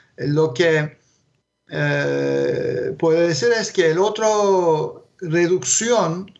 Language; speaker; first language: Spanish; non-native, fluent; Turkish